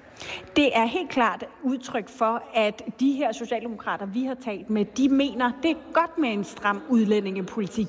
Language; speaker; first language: Danish; native; Danish